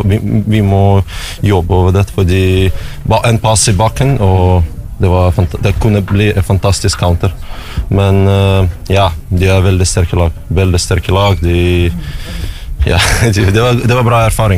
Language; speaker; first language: Norwegian; non-native, learner; Russian